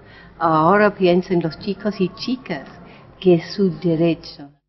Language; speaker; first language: Spanish; non-native, fluent; English